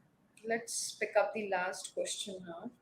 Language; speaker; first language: English; non-native, local second language; Hindi